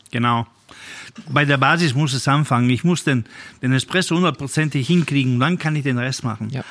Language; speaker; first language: German; non-native, fluent; Italian